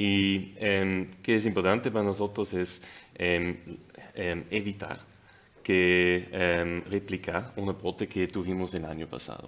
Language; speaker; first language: Spanish; non-native, fluent; German